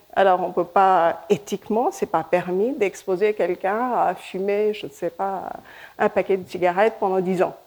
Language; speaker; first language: French; non-native, fluent; Hindi